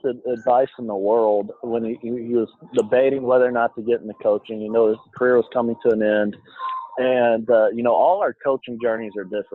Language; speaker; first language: English; native; English